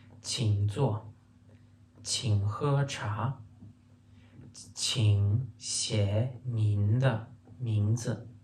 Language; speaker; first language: Chinese; non-native, fluent; Turkmen